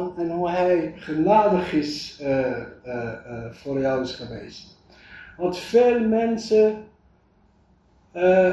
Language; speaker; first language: Dutch; non-native, fluent; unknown